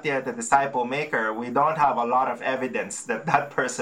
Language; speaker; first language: English; non-native, local second language; Filipino